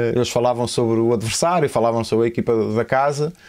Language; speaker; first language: Portuguese; native; Portuguese